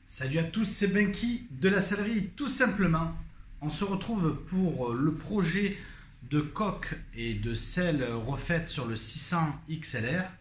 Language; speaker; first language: French; native; French